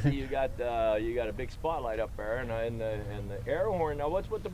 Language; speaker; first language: English; native; English